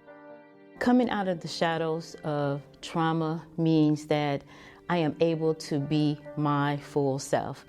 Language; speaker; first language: English; native; English